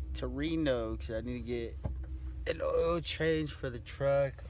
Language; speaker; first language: English; native; English